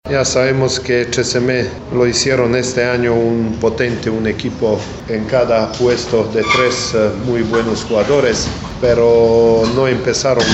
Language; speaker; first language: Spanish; non-native, learner; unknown